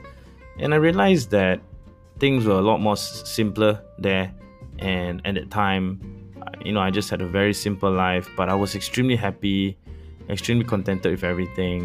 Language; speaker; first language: English; non-native, local second language; Malay